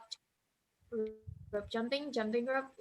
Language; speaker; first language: English; non-native, fluent; Indonesian